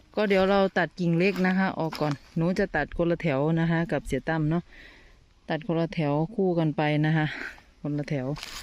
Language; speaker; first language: Thai; non-native, local second language; Lao